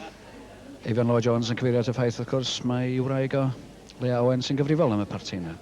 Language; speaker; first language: Welsh; native; Welsh